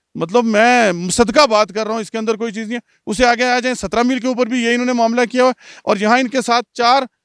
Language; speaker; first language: Urdu; non-native, local second language; Punjabi